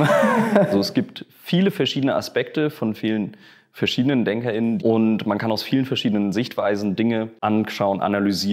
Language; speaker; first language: German; native; German